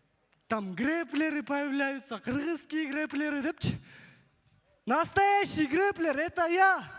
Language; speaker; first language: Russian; non-native, local second language; Kyrgyz